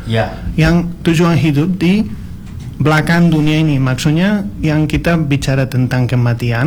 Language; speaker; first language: Indonesian; non-native, learner; Spanish